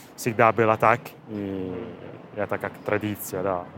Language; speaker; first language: Russian; non-native, fluent; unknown